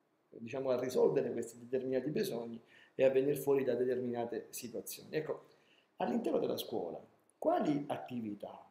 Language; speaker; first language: Italian; native; Italian